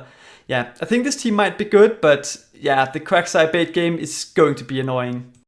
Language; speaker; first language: English; native; English